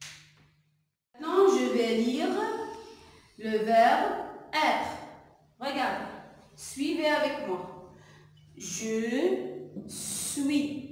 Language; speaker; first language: French; non-native, local second language; Arabic